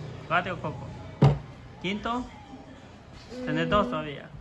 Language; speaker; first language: Spanish; native; Spanish